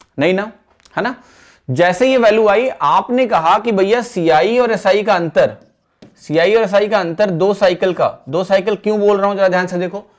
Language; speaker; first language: Hindi; native; Hindi